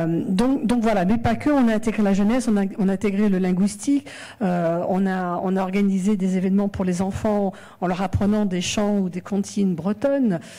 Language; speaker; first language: French; native; French